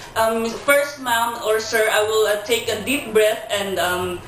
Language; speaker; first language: English; non-native, local second language; Cebuano